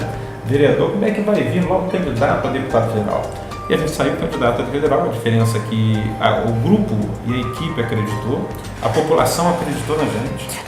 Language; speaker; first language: Portuguese; native; Portuguese